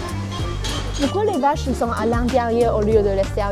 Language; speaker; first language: French; non-native, fluent; Chinese